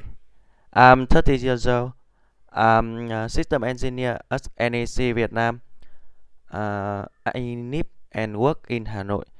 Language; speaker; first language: English; non-native, learner; Vietnamese